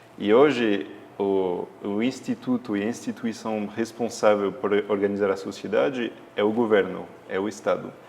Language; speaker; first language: Portuguese; non-native, fluent; French